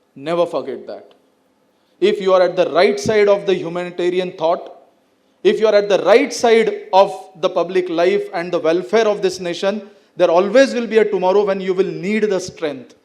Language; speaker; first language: English; non-native, local second language; Marathi